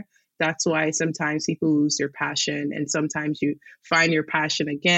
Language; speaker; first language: English; non-native, local second language; Igbo